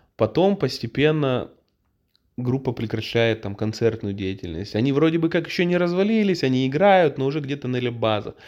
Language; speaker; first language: Russian; native; Russian